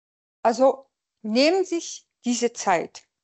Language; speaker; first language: German; non-native, local second language; French